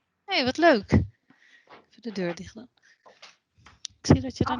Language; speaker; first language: Dutch; native; Dutch